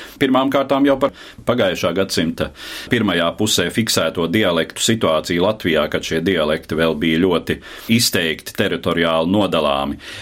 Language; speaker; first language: Latvian; native; Latvian